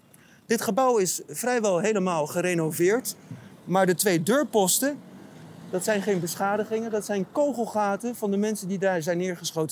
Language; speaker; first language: Dutch; native; Dutch